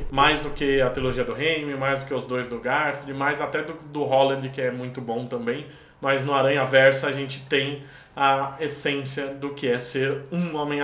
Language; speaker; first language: Portuguese; native; Portuguese